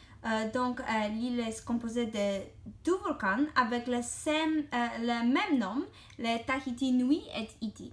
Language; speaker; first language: French; non-native, learner; English